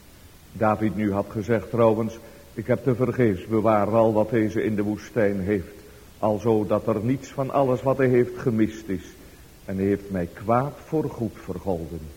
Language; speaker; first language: Dutch; native; Dutch